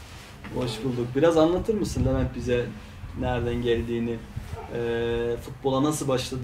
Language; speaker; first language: Turkish; native; Turkish